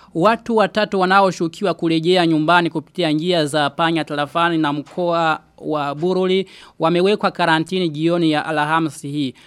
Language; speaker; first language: Swahili; non-native, local second language; Rundi